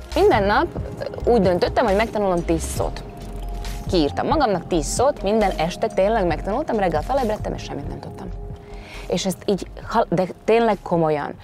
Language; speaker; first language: Hungarian; non-native, fluent; Latvian